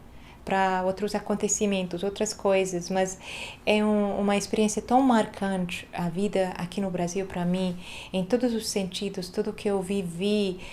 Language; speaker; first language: Portuguese; non-native, fluent; Hungarian